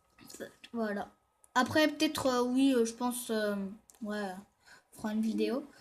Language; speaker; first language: French; native; French